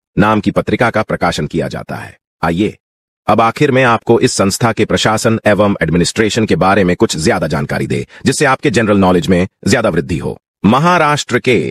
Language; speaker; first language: Hindi; non-native, local second language; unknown